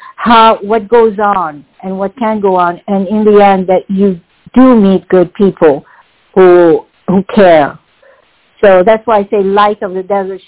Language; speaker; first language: English; non-native, fluent; French